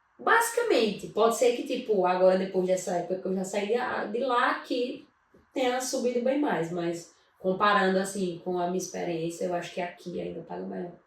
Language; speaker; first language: Portuguese; native; Portuguese